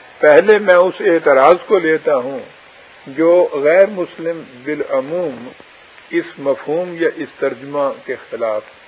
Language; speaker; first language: Urdu; native; Urdu